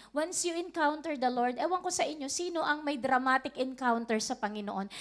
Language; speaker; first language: Filipino; native; Filipino